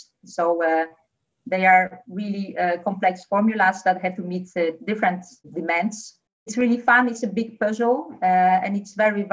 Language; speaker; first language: English; non-native, fluent; Polish